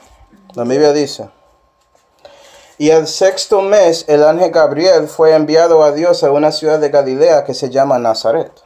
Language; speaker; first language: Spanish; non-native, fluent; English